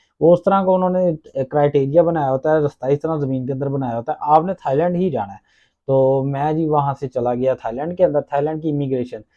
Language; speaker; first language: Urdu; non-native, local second language; Punjabi